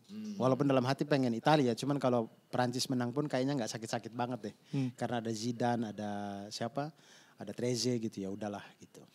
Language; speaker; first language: Indonesian; native; Indonesian